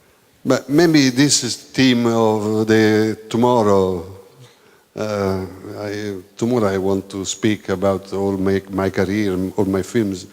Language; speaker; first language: English; non-native, learner; Italian